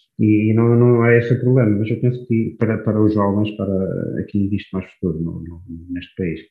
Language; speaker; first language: Portuguese; native; Portuguese